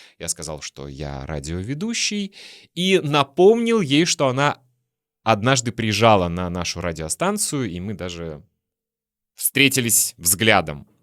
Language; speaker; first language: Russian; native; Russian